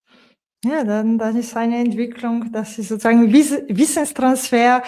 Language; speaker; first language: German; non-native, fluent; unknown